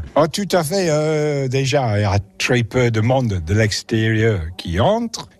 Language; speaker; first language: French; non-native, fluent; English